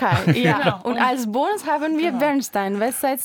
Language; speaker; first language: German; non-native, fluent; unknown